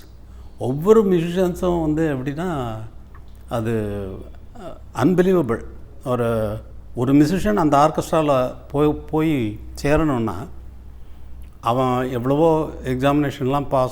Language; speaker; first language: Tamil; native; Tamil